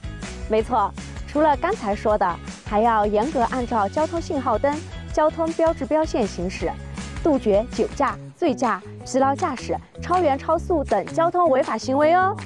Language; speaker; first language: Chinese; native; Chinese